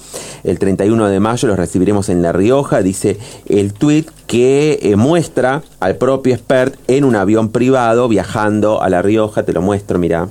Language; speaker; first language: Spanish; native; Spanish